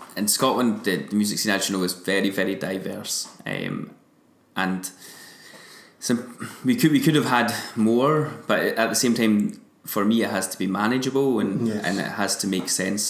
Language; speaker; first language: English; native; English